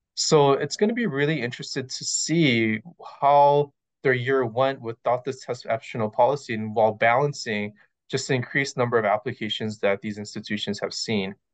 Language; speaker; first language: English; native; English